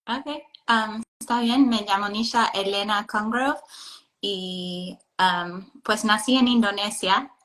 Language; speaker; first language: Spanish; non-native, fluent; English